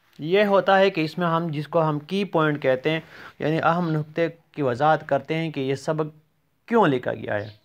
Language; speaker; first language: Urdu; non-native, local second language; Pashto